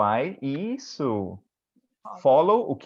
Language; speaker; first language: Portuguese; native; Portuguese